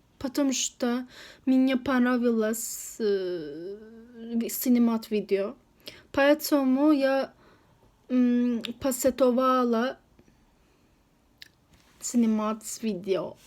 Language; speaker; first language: Russian; non-native, learner; Turkish